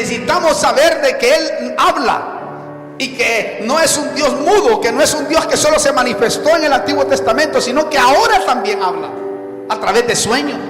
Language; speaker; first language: Spanish; native; Spanish